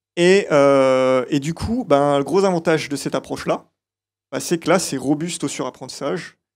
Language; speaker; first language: French; native; French